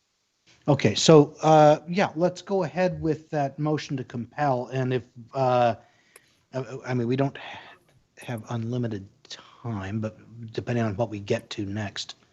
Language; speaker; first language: English; native; English